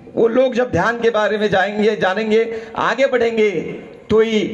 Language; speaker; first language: Hindi; non-native, local second language; Marathi